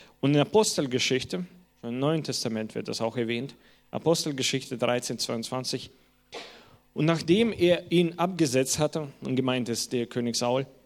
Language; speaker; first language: German; non-native, fluent; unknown